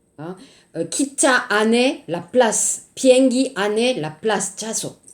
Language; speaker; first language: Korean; non-native, learner; French